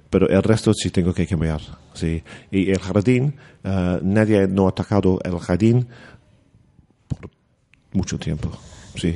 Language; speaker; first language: Spanish; non-native, learner; English